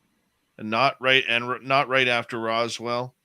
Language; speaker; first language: English; native; English